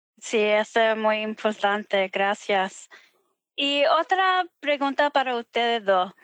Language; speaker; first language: Spanish; early bilingual, heritage; Spanish